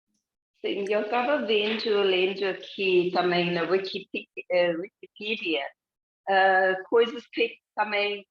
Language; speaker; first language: Portuguese; non-native, fluent; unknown